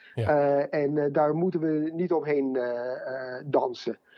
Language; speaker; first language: Dutch; non-native, fluent; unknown